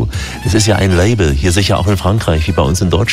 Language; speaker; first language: German; native; German